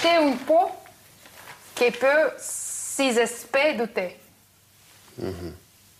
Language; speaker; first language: French; non-native, learner; Russian